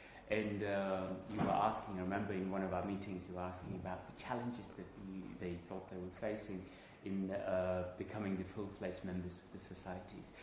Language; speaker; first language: English; non-native, fluent; Uzbek